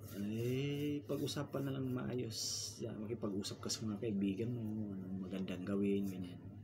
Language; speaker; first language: Filipino; non-native, local second language; Cebuano